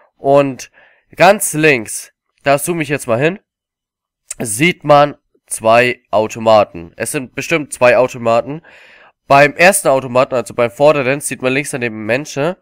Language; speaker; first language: German; native; German